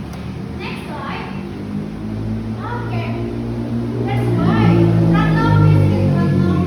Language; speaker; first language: English; non-native, learner; Indonesian